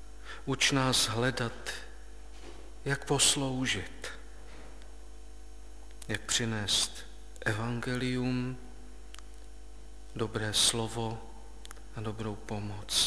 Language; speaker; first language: Czech; native; Czech